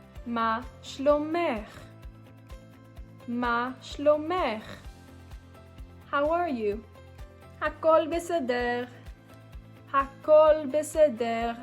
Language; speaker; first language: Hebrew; non-native, fluent; English